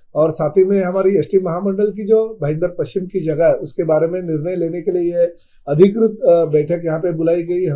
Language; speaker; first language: Hindi; non-native, local second language; Marathi